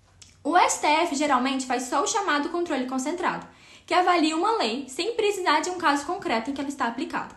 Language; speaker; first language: Portuguese; native; Portuguese